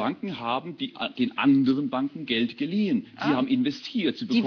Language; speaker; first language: German; native; German